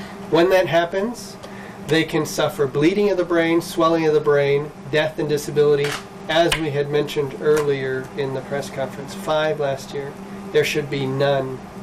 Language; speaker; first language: English; early bilingual, other home language; Spanish